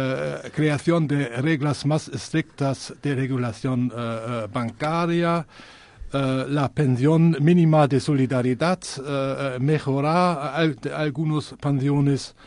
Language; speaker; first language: Spanish; non-native, learner; German